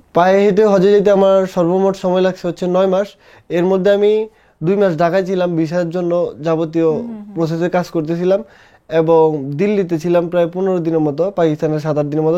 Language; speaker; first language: Bangla; native; Bangla